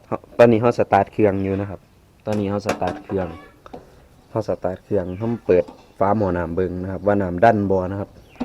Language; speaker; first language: Thai; native; Thai